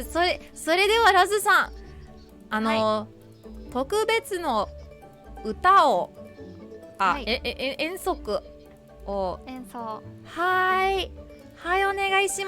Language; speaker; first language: Japanese; non-native, learner; English